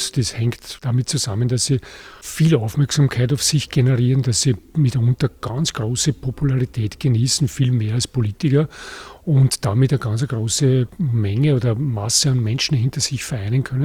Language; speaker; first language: German; native; German